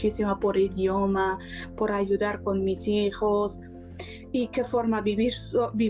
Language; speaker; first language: Spanish; non-native, learner; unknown